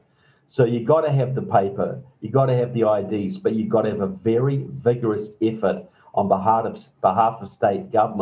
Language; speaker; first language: English; native; English